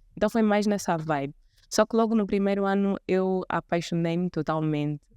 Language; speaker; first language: Portuguese; native; Portuguese